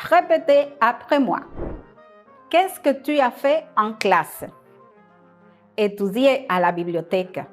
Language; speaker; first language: French; non-native, fluent; Spanish